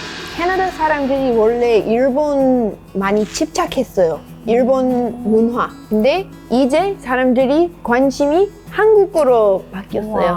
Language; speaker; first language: Korean; non-native, learner; English